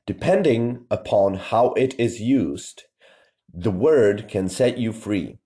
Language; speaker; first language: English; non-native, fluent; Czech